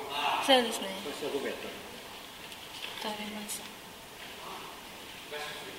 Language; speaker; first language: Japanese; non-native, learner; Indonesian